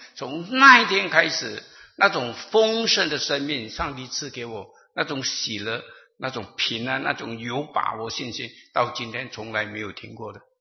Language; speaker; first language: Chinese; native; Chinese